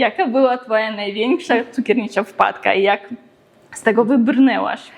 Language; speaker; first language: Polish; native; Polish